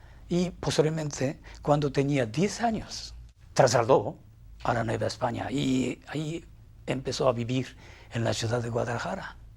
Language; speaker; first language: Spanish; non-native, fluent; Japanese